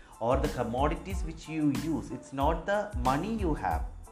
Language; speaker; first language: English; non-native, local second language; Malayalam